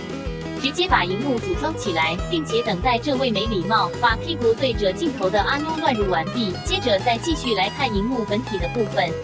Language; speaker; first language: Chinese; native; Chinese